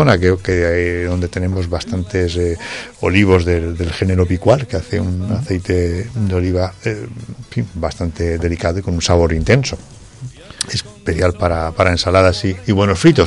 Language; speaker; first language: Spanish; native; Spanish